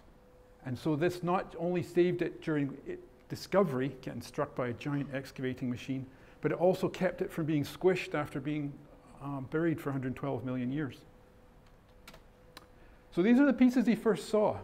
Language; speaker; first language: English; native; English